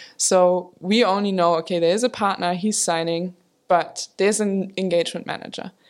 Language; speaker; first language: English; non-native, fluent; German